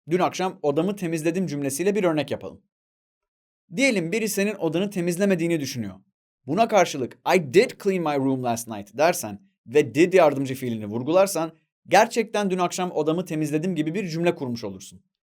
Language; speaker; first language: Turkish; native; Turkish